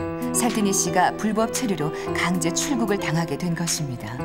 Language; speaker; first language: Korean; native; Korean